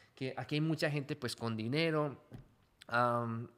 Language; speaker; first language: Spanish; early bilingual, heritage; Spanish